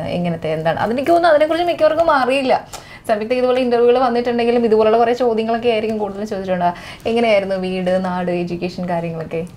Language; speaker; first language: Malayalam; native; Malayalam